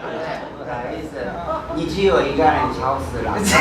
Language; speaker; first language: Chinese; non-native, fluent; Japanese